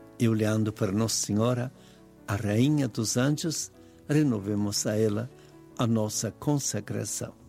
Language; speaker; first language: Portuguese; non-native, fluent; Italian